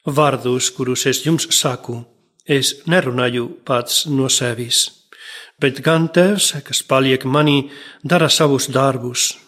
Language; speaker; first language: Latvian; non-native, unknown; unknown